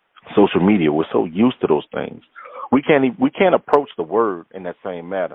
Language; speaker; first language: English; native; English